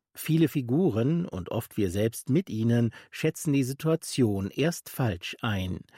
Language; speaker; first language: German; native; German